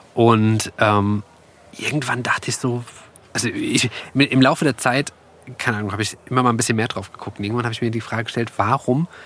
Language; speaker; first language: German; native; German